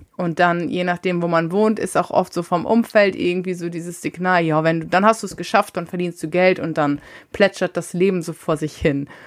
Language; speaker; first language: German; native; German